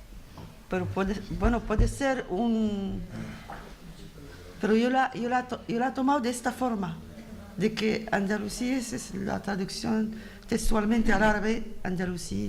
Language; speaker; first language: Spanish; non-native, fluent; Arabic